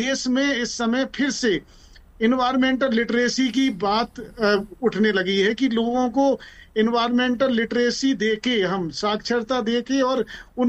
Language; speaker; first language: Hindi; native; Hindi